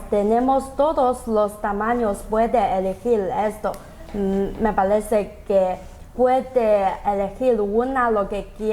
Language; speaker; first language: Spanish; non-native, learner; Chinese